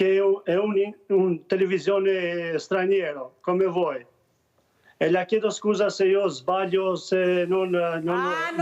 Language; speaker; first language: Italian; non-native, learner; Albanian